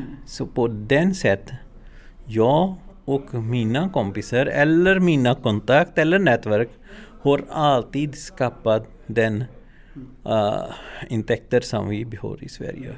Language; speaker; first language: Swedish; non-native, learner; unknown